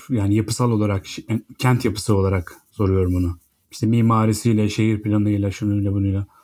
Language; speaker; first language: Turkish; native; Turkish